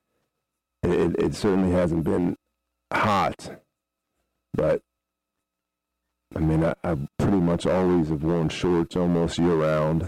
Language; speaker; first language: English; native; English